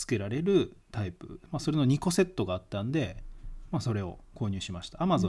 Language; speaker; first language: Japanese; native; Japanese